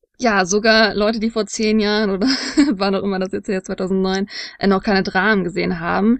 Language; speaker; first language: German; native; German